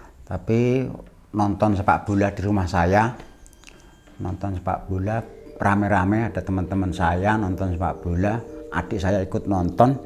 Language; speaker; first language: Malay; non-native, local second language; Javanese